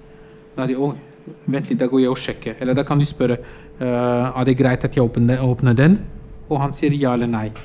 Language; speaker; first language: Norwegian; non-native, fluent; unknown